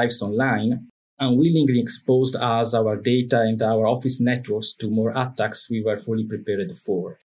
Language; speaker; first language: English; non-native, fluent; Italian